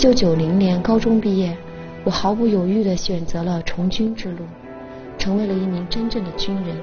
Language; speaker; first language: Chinese; native; Chinese